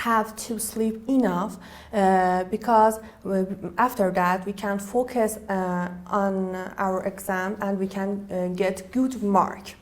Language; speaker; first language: English; non-native, learner; Persian